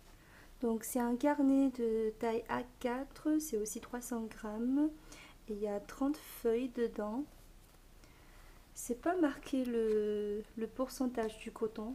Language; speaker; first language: French; non-native, fluent; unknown